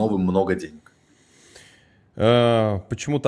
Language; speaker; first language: Russian; early bilingual, heritage; Russian